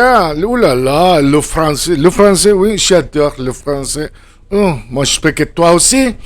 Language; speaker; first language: French; non-native, fluent; Spanish